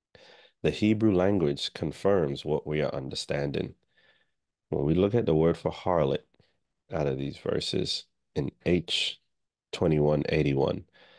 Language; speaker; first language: English; native; English